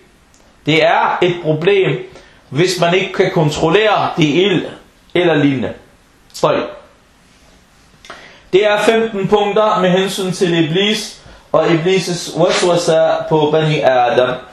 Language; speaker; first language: Danish; early bilingual, other home language; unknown